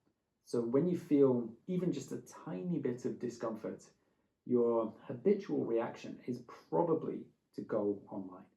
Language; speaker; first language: English; native; English